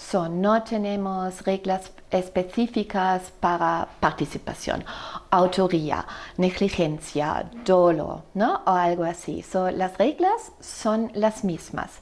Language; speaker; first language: Spanish; non-native, fluent; German